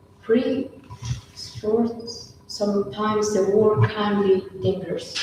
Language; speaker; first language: English; non-native, learner; Russian